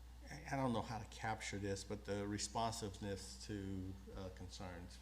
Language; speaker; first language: English; native; English